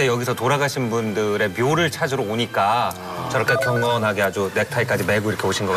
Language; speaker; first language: Korean; non-native, fluent; Turkish